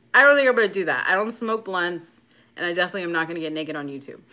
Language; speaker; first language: English; native; English